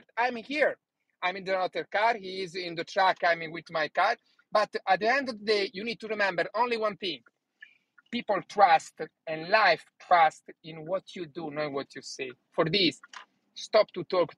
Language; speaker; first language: English; non-native, learner; Italian